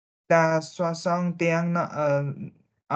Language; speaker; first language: French; non-native, learner; Vietnamese